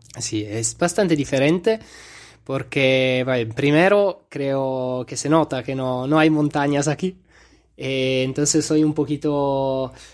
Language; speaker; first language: Spanish; non-native, learner; Italian